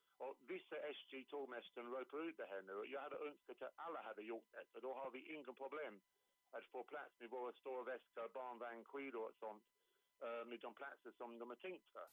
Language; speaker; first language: Swedish; non-native, fluent; English